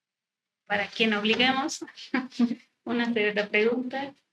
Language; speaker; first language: Spanish; native; Spanish